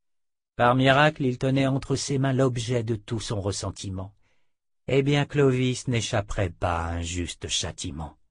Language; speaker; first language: French; native; French